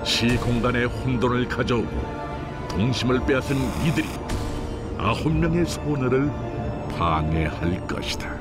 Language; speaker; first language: Korean; native; Korean